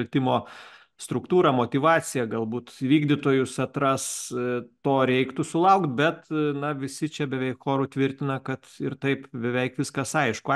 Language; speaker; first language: Lithuanian; native; Lithuanian